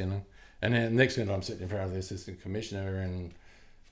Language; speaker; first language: English; native; English